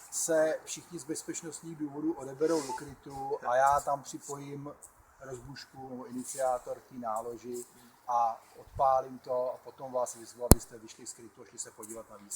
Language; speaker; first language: Czech; native; Czech